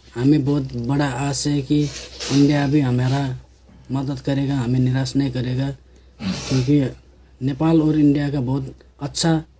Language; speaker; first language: Hindi; non-native, local second language; Nepali